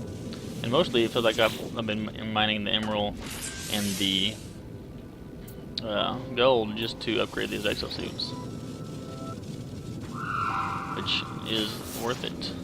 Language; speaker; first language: English; native; English